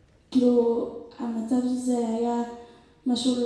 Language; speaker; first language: Hebrew; non-native, learner; Spanish